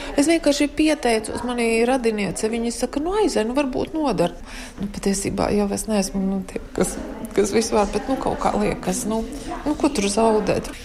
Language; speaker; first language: Latvian; native; Latvian